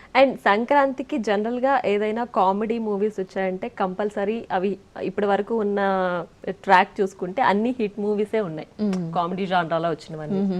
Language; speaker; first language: Telugu; native; Telugu